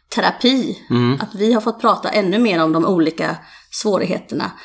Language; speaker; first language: Swedish; native; Swedish